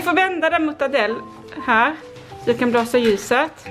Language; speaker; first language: Swedish; native; Swedish